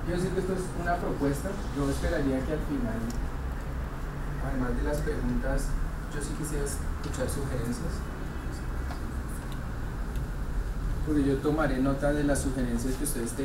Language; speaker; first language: Spanish; native; Spanish